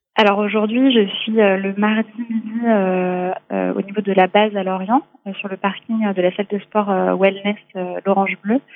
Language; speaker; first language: French; native; French